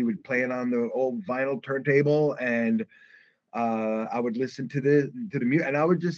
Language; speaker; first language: English; native; English